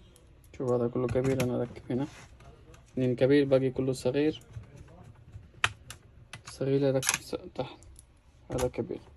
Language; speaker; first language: Arabic; non-native, learner; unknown